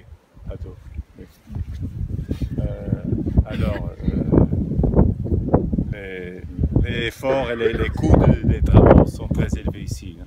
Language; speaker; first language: French; non-native, fluent; Portuguese